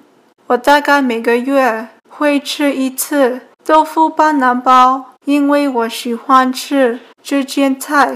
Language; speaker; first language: Chinese; early bilingual, heritage; Chinese